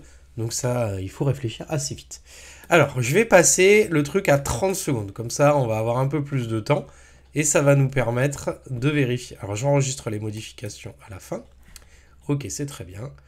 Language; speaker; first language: French; native; French